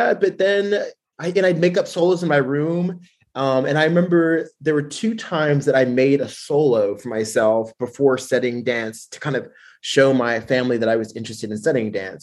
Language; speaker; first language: English; native; English